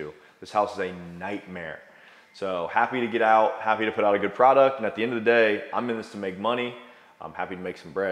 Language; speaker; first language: English; native; English